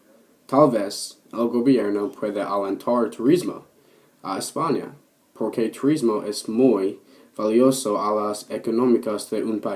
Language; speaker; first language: Spanish; non-native, learner; English